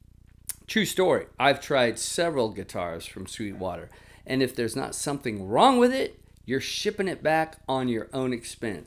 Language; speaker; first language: English; native; English